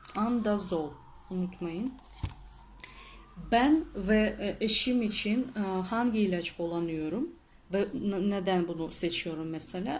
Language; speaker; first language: Turkish; non-native, learner; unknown